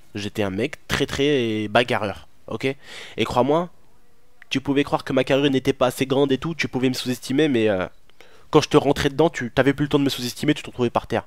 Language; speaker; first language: French; early bilingual, other home language; Arabic